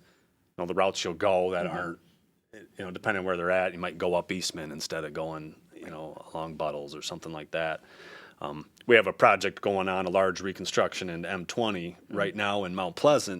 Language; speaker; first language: English; native; English